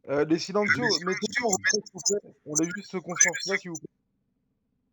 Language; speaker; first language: French; native; French